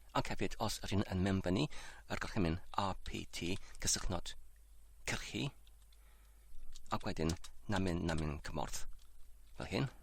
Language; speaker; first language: Welsh; non-native, learner; English